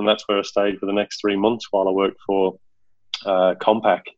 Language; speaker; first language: English; native; English